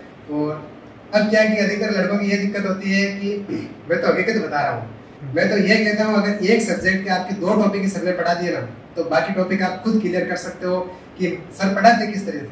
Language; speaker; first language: Hindi; non-native, local second language; Marwari